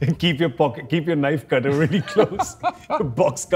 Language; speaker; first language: English; non-native, local second language; Hindi